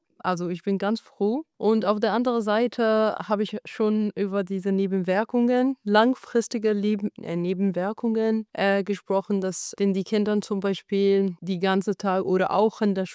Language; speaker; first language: German; non-native, fluent; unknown